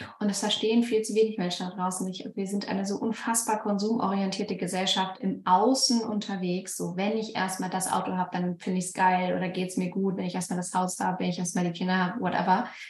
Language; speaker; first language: German; native; German